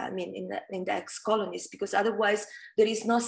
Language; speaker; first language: English; non-native, fluent; Italian